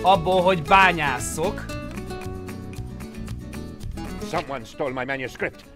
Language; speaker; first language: Hungarian; native; Hungarian